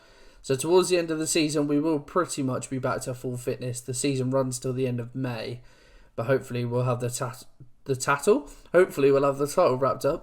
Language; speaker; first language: English; native; English